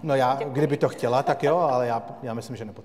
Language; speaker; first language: Czech; early bilingual, heritage; Czech